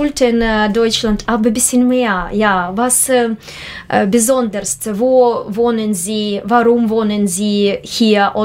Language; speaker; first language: German; non-native, learner; Russian